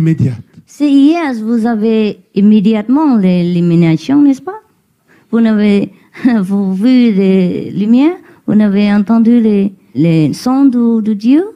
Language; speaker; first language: French; non-native, learner; Vietnamese